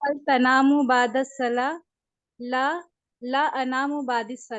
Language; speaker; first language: Arabic; non-native, learner; Urdu